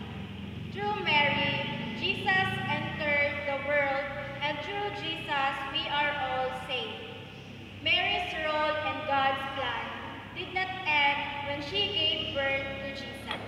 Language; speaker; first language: English; non-native, local second language; Hiligaynon